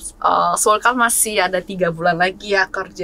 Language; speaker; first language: Indonesian; non-native, fluent; Korean